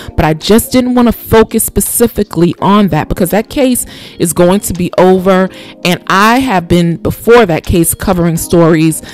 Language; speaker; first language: English; native; English